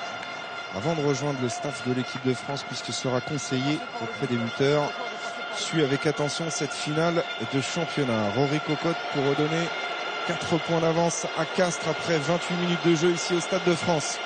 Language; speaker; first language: French; native; French